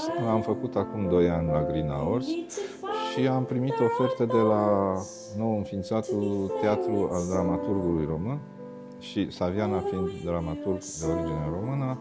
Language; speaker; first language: Romanian; native; Romanian